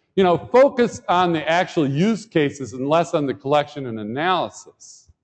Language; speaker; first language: English; native; English